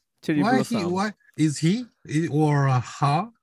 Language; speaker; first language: English; non-native, learner; Japanese